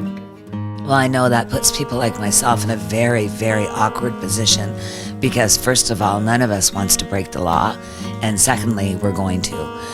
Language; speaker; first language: English; native; English